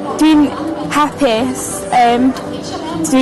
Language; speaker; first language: Welsh; non-native, learner; English